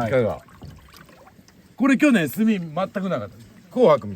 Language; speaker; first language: Japanese; native; Japanese